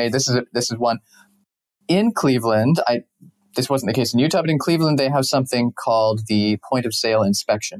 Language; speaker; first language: English; native; English